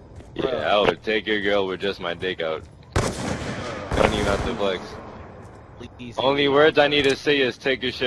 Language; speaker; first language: English; native; English